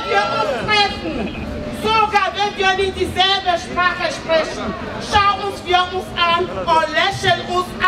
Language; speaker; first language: German; non-native, learner; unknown